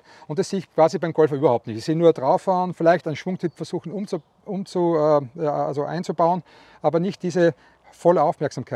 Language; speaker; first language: German; native; German